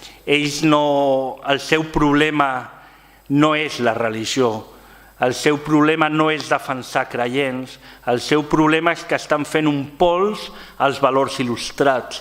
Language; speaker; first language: Catalan; native; Catalan